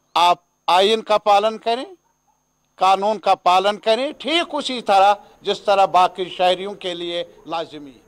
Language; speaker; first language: Hindi; non-native, local second language; Kashmiri